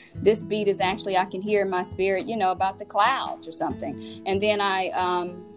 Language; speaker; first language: English; native; English